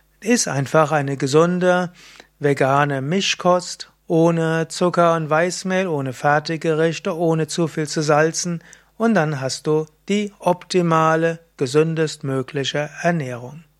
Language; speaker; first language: German; native; German